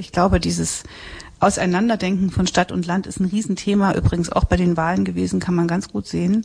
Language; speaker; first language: German; native; German